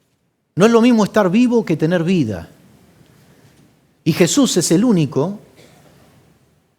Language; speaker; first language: Spanish; native; Spanish